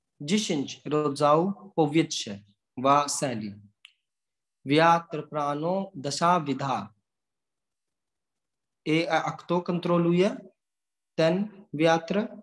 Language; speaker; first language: Polish; non-native, learner; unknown